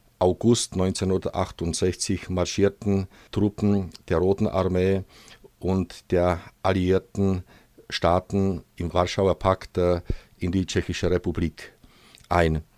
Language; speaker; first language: German; non-native, fluent; Czech